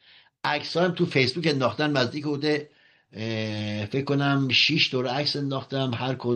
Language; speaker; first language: Persian; native; Persian